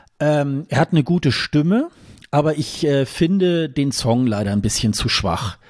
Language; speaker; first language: German; native; German